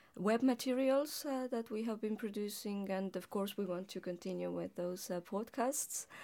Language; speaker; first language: English; non-native, fluent; Estonian